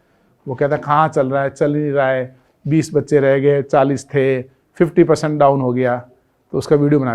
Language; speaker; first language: Hindi; native; Hindi